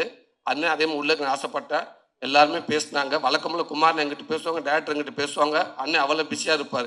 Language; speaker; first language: Tamil; native; Tamil